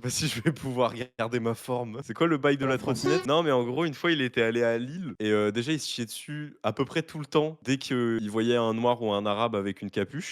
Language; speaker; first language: French; native; French